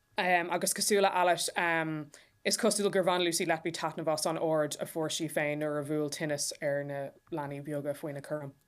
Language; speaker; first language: Irish; non-native, local second language; English